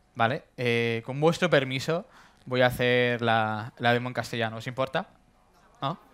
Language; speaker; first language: Spanish; native; Spanish